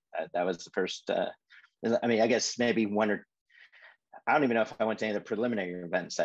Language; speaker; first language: English; native; English